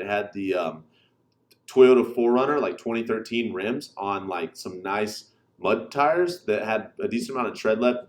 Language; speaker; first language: English; native; English